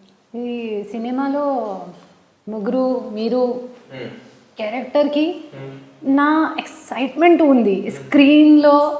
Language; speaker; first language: Telugu; non-native, learner; Hindi